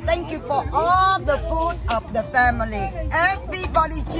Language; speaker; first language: English; non-native, fluent; Vietnamese